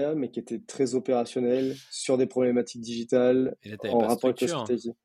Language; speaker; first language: French; native; French